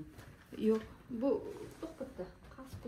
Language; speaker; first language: Turkish; non-native, learner; Yakut